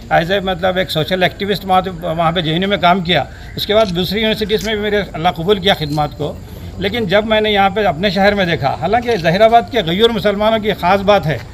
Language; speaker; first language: Hindi; non-native, local second language; Urdu